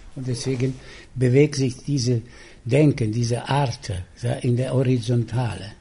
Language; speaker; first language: German; non-native, fluent; Italian